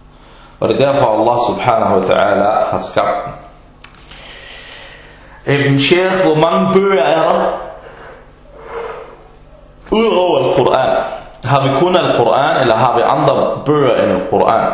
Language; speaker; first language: Danish; early bilingual, other home language; Arabic